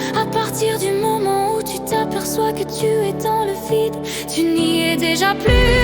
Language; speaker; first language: French; native; French